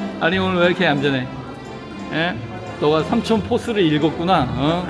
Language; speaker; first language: Korean; native; Korean